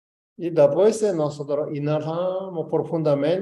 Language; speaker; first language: Spanish; non-native, learner; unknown